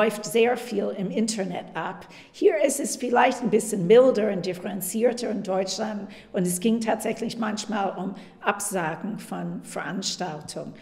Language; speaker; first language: German; non-native, fluent; English